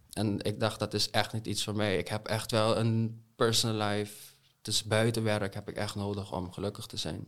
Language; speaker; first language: Dutch; non-native, local second language; Papiamento